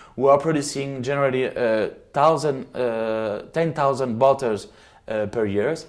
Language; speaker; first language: English; non-native, fluent; French